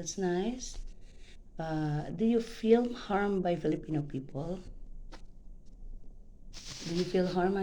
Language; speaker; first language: English; non-native, local second language; Filipino